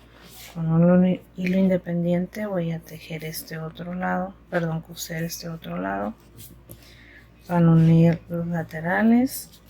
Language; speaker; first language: Spanish; native; Spanish